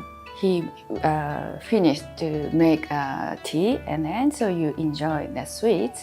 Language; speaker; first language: English; non-native, fluent; Japanese